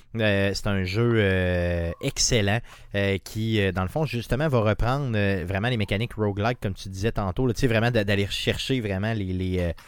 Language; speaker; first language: French; native; French